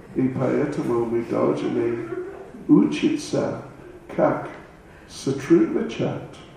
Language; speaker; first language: Russian; non-native, learner; English